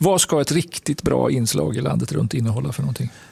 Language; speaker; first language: Swedish; native; Swedish